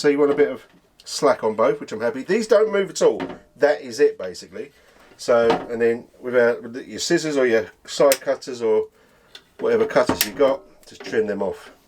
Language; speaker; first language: English; native; English